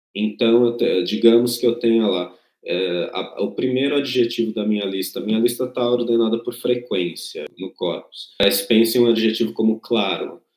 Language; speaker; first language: Portuguese; native; Portuguese